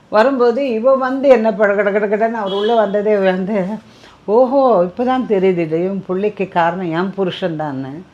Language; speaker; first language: Tamil; non-native, local second language; Telugu